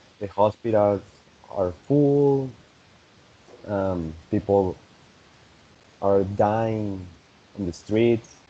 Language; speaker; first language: English; non-native, fluent; Spanish